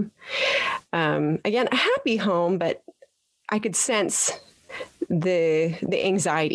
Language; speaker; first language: English; native; English